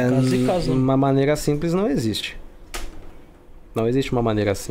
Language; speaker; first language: Portuguese; native; Portuguese